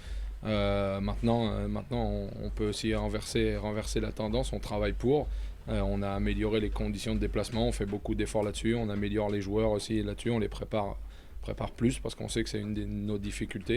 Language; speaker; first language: French; native; French